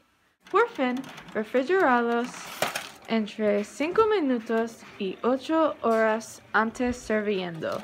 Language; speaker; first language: Spanish; non-native, learner; English